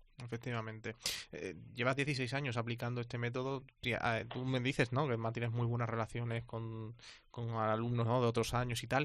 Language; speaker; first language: Spanish; native; Spanish